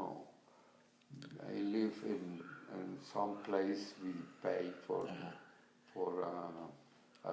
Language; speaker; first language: English; non-native, learner; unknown